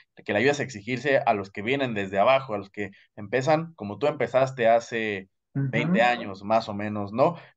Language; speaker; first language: Spanish; native; Spanish